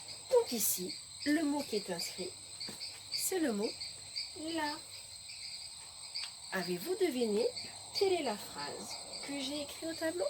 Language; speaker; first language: French; native; French